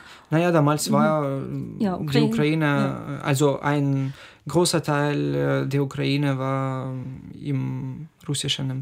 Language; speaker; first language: German; non-native, fluent; Ukrainian